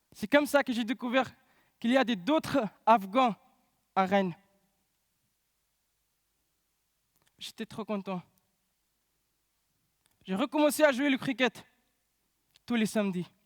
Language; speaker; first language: French; non-native, learner; Pashto